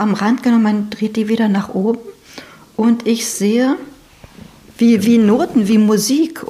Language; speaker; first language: German; native; German